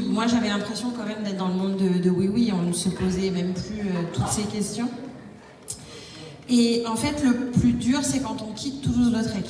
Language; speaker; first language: French; native; French